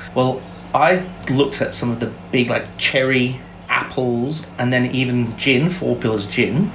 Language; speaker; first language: English; native; English